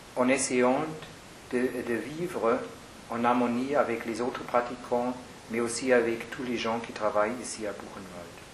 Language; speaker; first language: French; non-native, fluent; German